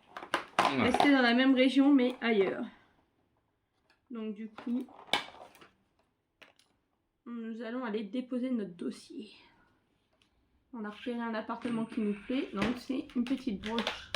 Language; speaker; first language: French; native; French